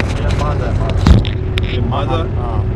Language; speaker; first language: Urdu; non-native, local second language; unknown